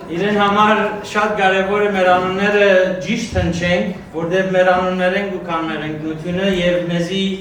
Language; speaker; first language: Armenian; early bilingual, heritage; Armenian